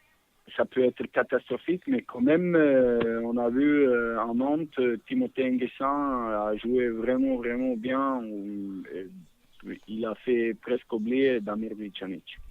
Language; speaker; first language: French; non-native, fluent; Bosnian